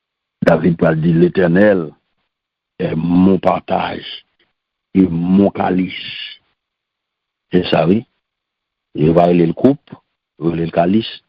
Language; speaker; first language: French; non-native, local second language; Haitian Creole